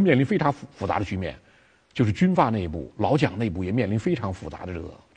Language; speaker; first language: Chinese; native; Chinese